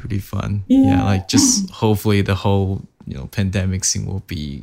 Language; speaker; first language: English; non-native, fluent; Chinese